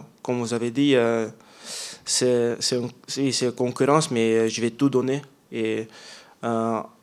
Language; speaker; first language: French; non-native, learner; Dutch